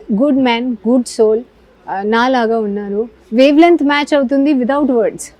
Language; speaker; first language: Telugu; non-native, learner; Hindi